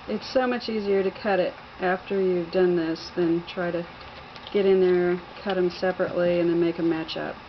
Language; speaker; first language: English; native; English